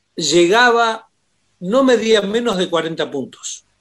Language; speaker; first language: Spanish; native; Spanish